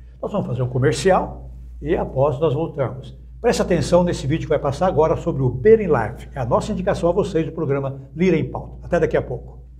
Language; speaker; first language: Portuguese; native; Portuguese